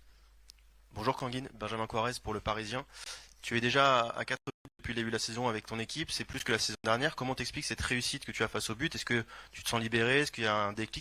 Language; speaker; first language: French; native; French